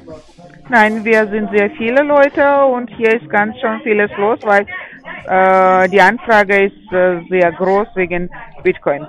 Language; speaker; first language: German; non-native, fluent; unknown